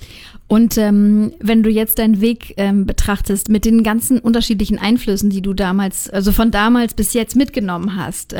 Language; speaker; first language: German; native; German